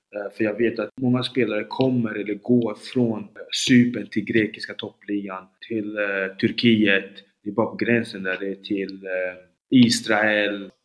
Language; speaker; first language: Swedish; early bilingual, other home language; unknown